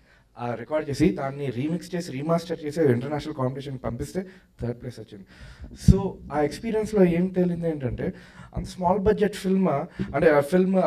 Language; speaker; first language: Telugu; native; Telugu